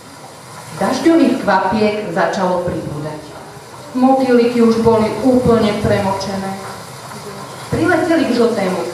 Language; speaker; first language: Slovak; native; Slovak